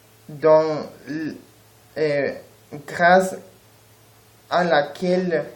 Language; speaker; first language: French; non-native, learner; Spanish